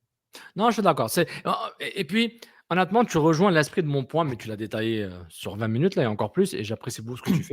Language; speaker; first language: French; native; French